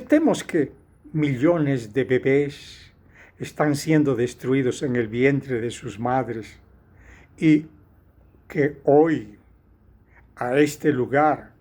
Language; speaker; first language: Spanish; native; Spanish